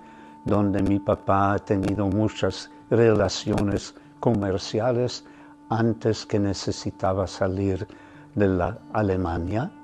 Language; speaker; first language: Spanish; non-native, fluent; German